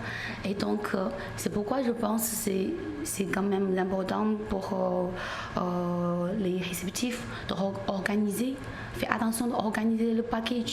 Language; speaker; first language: French; non-native, learner; Chinese